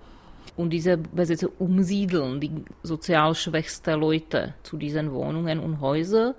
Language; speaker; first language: German; non-native, fluent; Czech